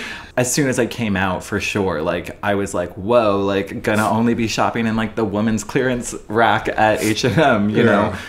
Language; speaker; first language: English; native; English